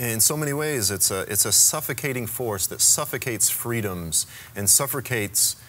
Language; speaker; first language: English; native; English